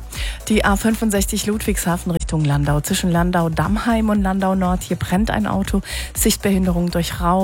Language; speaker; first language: German; native; German